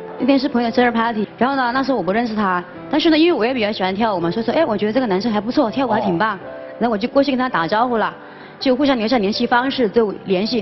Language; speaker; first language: Chinese; native; Chinese